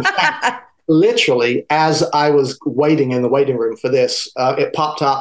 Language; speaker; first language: English; native; English